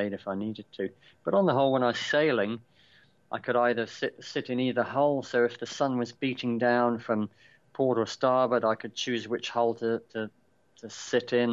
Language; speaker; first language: English; native; English